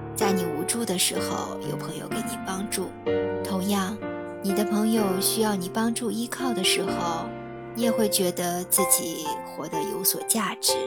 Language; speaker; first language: Chinese; native; Chinese